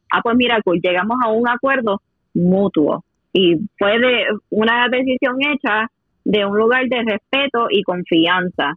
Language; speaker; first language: Spanish; native; Spanish